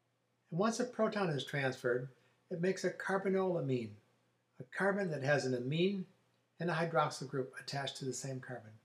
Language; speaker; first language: English; native; English